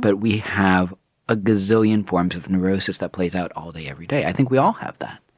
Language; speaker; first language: English; native; English